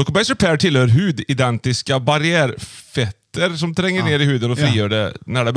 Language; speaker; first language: Swedish; native; Swedish